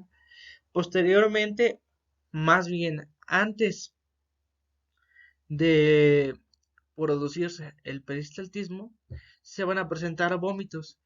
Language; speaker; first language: Spanish; native; Spanish